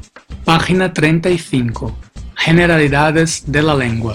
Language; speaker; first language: Spanish; non-native, fluent; Portuguese